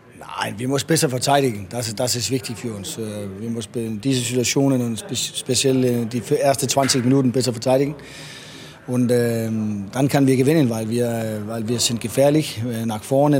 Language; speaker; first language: German; non-native, learner; Danish